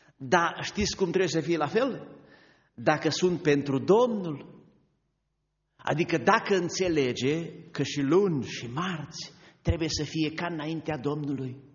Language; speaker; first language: Romanian; native; Romanian